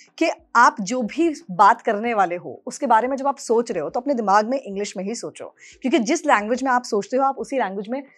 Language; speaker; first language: Hindi; native; Hindi